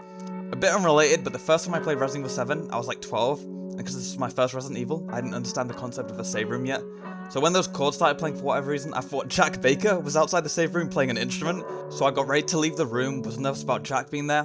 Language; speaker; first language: English; native; English